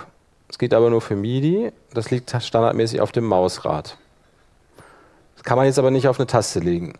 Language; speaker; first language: German; native; German